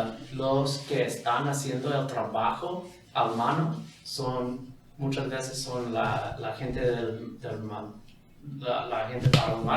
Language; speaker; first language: Spanish; non-native, fluent; English